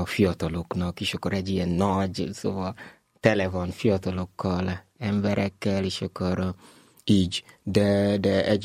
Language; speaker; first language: Hungarian; non-native, fluent; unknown